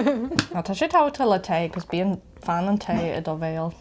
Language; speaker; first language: Irish; non-native, local second language; English